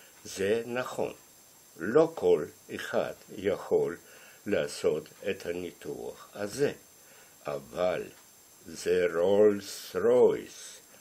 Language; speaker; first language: Hebrew; non-native, fluent; Russian